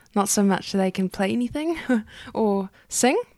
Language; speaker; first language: English; native; English